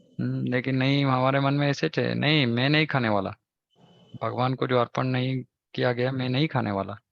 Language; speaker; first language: Hindi; non-native, local second language; Kannada